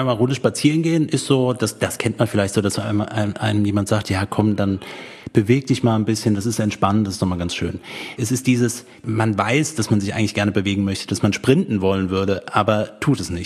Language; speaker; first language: German; native; German